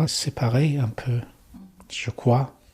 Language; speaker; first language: French; non-native, learner; Persian